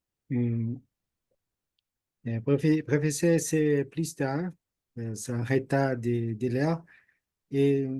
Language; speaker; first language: French; non-native, learner; Portuguese